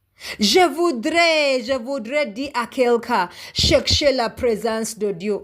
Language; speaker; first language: French; non-native, learner; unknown